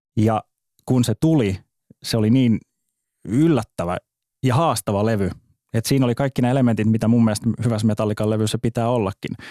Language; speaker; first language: Finnish; native; Finnish